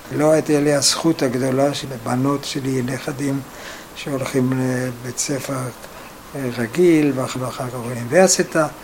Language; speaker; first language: Hebrew; non-native, fluent; German